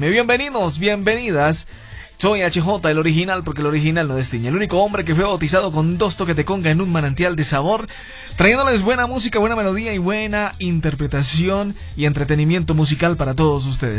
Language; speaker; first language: Spanish; native; Spanish